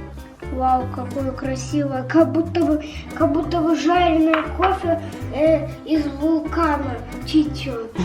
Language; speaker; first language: Russian; early bilingual, heritage; Russian